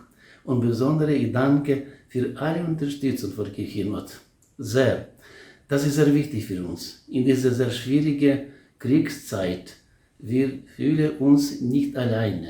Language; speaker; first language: German; non-native, learner; Ukrainian